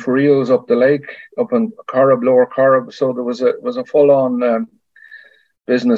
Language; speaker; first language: English; native; English